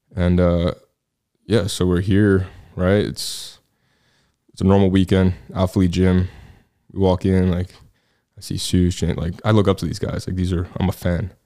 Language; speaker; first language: English; native; English